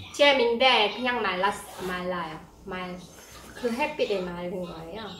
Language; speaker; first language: Korean; non-native, fluent; Khmer